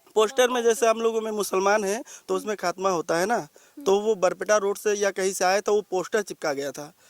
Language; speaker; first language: Hindi; non-native, local second language; Bangla